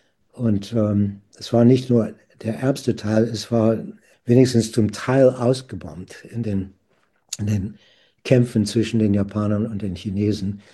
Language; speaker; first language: German; non-native, fluent; English